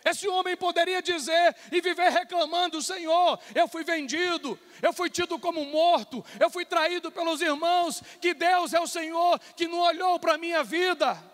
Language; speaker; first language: Portuguese; native; Portuguese